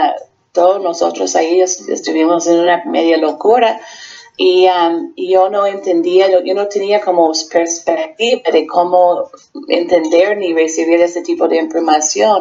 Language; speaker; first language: Spanish; non-native, fluent; English